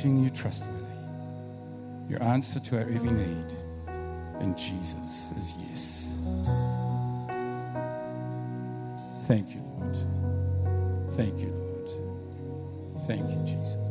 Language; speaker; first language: English; native; English